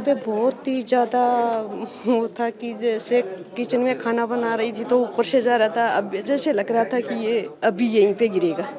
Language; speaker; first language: Hindi; native; Hindi